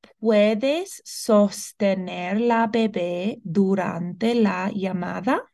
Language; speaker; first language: Spanish; non-native, fluent; English